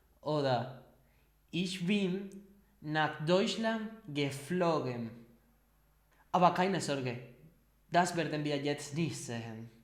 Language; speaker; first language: German; non-native, learner; Spanish